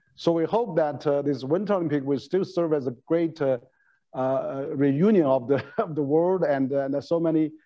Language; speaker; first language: English; non-native, fluent; Chinese